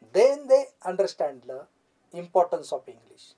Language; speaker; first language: English; non-native, local second language; Marathi